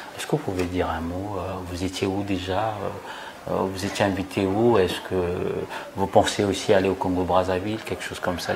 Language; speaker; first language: French; non-native, local second language; Lingala